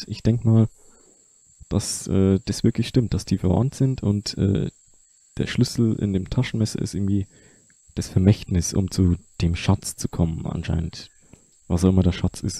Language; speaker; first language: German; native; German